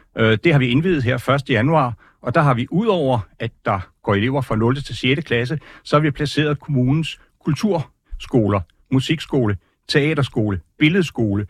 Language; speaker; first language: Danish; native; Danish